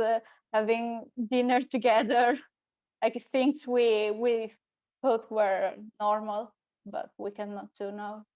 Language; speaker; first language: English; non-native, fluent; Italian